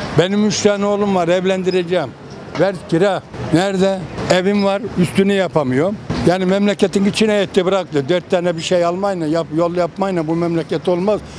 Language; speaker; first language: Turkish; native; Turkish